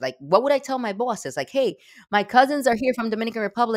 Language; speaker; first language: English; early bilingual, other home language; Spanish